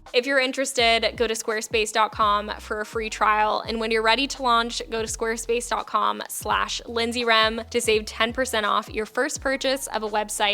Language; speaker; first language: English; native; English